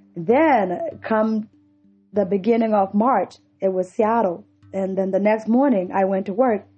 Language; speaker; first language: English; non-native, fluent; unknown